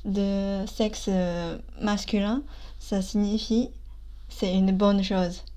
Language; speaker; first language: French; non-native, fluent; Chinese